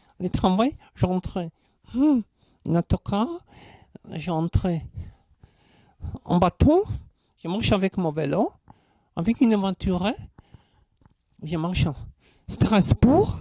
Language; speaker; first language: French; non-native, learner; German